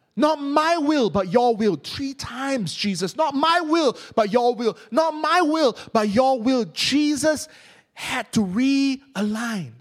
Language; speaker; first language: English; non-native, local second language; Cantonese